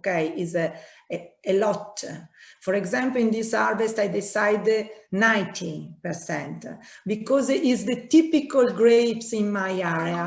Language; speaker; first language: English; non-native, learner; Italian